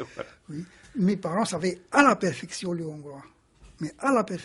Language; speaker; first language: French; non-native, fluent; Romanian